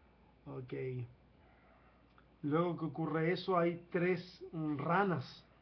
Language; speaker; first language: Spanish; native; Spanish